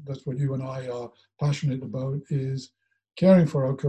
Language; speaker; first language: English; native; English